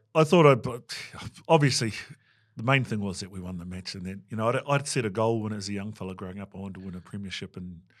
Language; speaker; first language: English; native; English